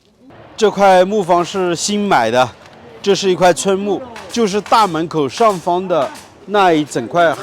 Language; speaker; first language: Chinese; native; Chinese